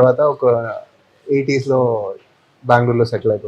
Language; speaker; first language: Telugu; non-native, fluent; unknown